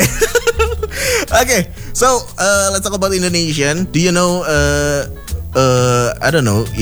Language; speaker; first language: English; non-native, fluent; Indonesian